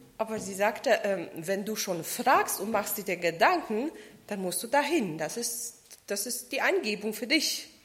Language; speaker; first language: German; non-native, fluent; Polish